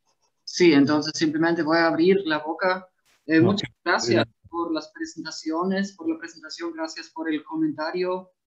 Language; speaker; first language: Spanish; non-native, fluent; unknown